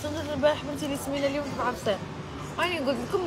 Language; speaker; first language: Turkish; non-native, learner; Arabic